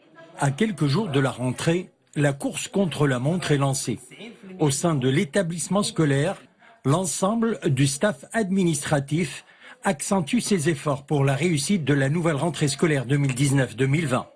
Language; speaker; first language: French; non-native, local second language; Arabic